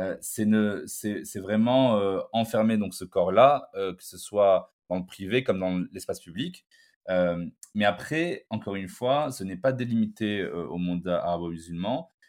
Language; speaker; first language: French; non-native, local second language; Arabic